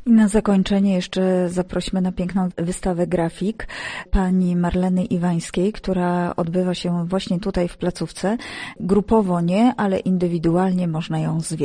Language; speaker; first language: Polish; native; Polish